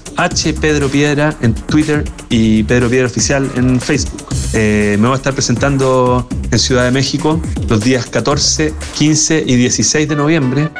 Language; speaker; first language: Spanish; native; Spanish